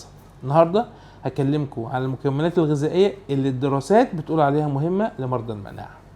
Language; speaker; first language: Arabic; native; Arabic